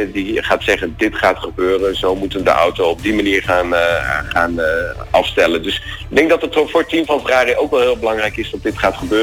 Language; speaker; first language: Dutch; native; Dutch